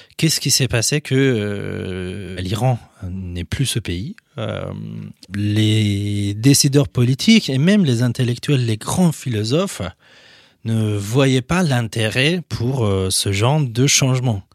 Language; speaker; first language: French; non-native, fluent; Persian